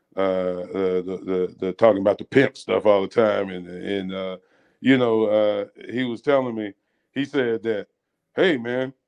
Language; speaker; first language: English; native; English